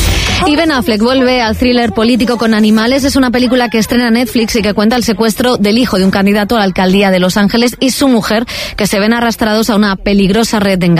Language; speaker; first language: Spanish; native; Spanish